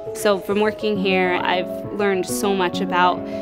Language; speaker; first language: English; native; English